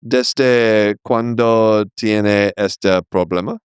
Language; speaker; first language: Spanish; non-native, learner; English